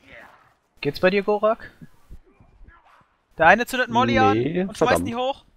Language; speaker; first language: German; native; German